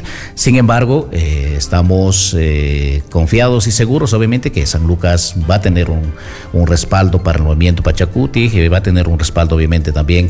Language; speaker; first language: Spanish; native; Spanish